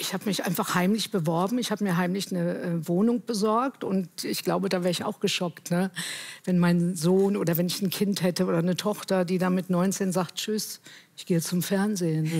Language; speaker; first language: German; native; German